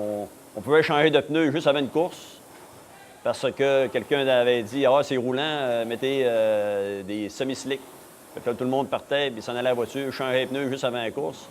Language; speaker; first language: French; native; French